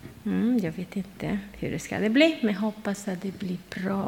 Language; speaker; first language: Swedish; non-native, learner; Spanish